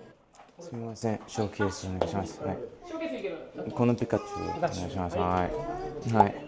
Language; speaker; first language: Japanese; non-native, learner; English